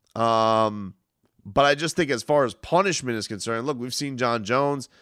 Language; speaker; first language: English; native; English